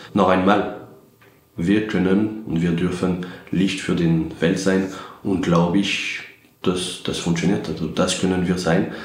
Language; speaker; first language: German; non-native, fluent; French